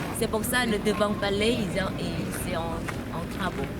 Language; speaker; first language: French; non-native, learner; Korean